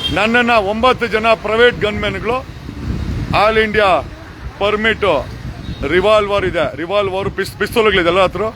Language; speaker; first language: Kannada; native; Kannada